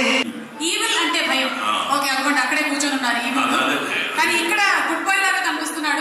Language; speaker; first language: Telugu; native; Telugu